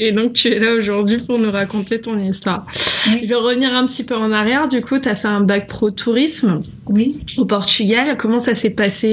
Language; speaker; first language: French; native; French